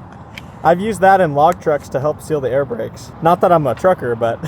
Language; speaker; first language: English; native; English